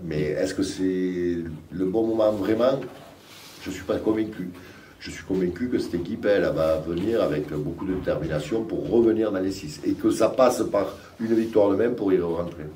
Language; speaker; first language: French; native; French